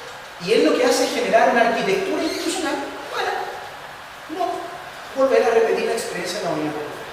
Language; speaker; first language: Spanish; native; Spanish